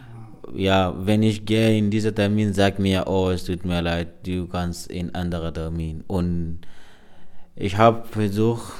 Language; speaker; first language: German; non-native, learner; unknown